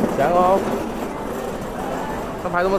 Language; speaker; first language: Chinese; native; Chinese